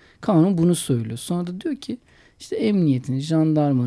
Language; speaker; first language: Turkish; native; Turkish